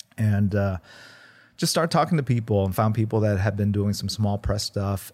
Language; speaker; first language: English; early bilingual, other home language; Korean